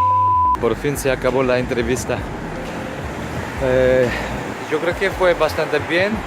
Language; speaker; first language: Spanish; non-native, fluent; Korean